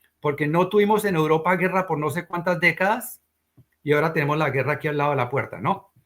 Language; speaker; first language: Spanish; native; Spanish